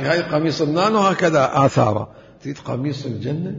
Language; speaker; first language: Arabic; native; Arabic